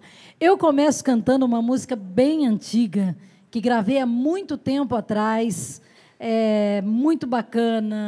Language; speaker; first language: Portuguese; native; Portuguese